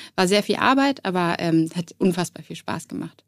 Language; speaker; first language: German; native; German